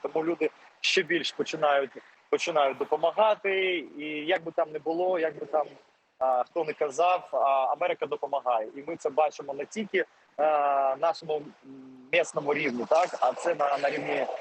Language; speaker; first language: Ukrainian; non-native, fluent; Russian